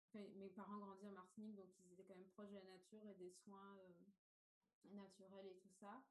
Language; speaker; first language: French; native; French